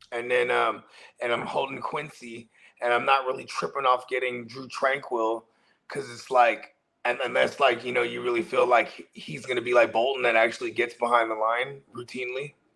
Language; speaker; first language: English; native; English